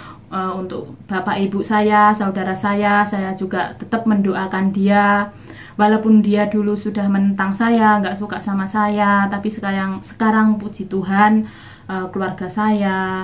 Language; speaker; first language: Indonesian; non-native, local second language; Javanese